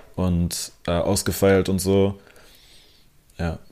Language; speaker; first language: German; non-native, local second language; English